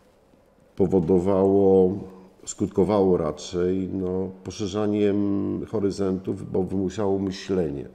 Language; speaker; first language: Polish; native; Polish